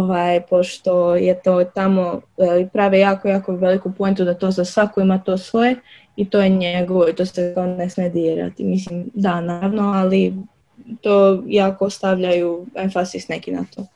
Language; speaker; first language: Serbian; early bilingual, other home language; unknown